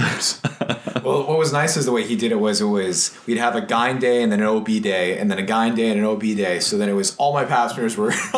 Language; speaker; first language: English; native; English